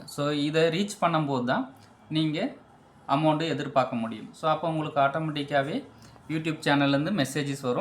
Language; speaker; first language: Tamil; native; Tamil